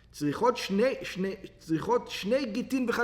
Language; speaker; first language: Hebrew; non-native, fluent; English